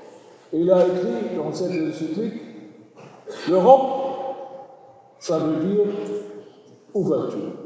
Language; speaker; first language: French; non-native, learner; German